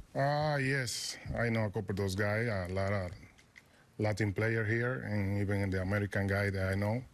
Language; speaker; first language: English; non-native, learner; Spanish